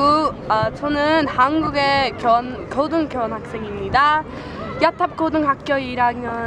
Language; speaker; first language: Korean; non-native, learner; English